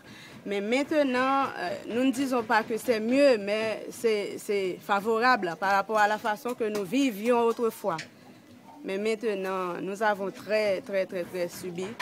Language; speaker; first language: French; non-native, local second language; Haitian Creole